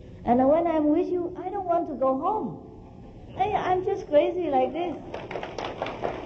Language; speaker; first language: English; non-native, fluent; Vietnamese